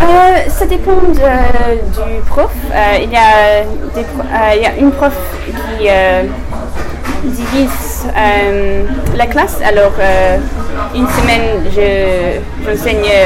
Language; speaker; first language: French; non-native, learner; English